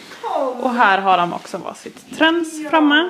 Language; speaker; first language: Swedish; native; Swedish